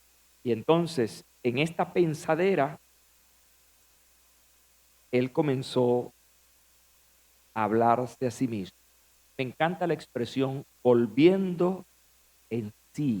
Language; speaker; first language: Spanish; native; Spanish